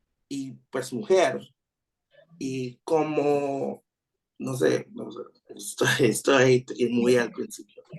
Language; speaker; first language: Spanish; non-native, learner; English